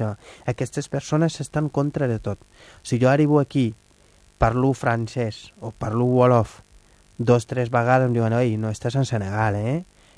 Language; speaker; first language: Catalan; non-native, fluent; Wolof